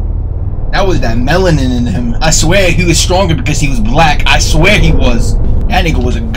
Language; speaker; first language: English; native; English